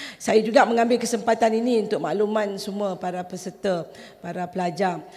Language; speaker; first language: Malay; native; Malay